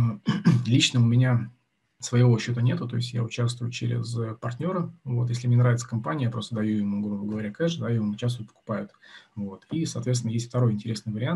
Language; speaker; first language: Russian; native; Russian